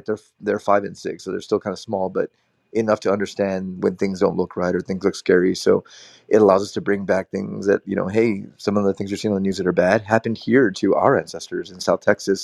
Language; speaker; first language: English; native; English